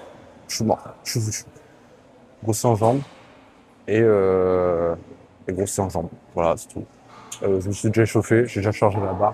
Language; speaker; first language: French; native; French